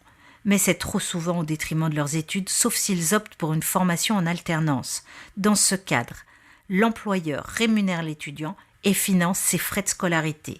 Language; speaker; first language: French; native; French